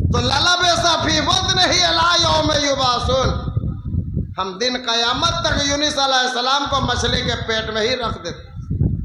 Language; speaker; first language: Urdu; non-native, local second language; Bangla